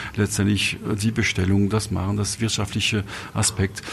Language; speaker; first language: German; non-native, fluent; French